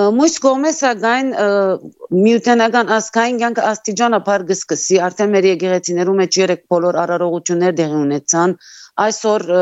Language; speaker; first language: Armenian; early bilingual, heritage; Armenian